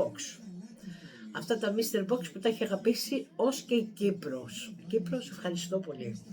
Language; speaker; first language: Greek; native; Greek